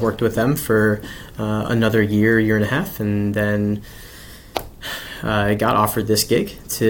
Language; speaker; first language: English; native; English